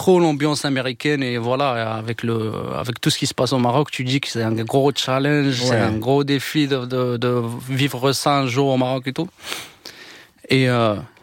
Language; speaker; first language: French; non-native, local second language; Arabic